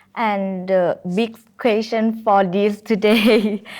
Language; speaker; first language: English; non-native, learner; Thai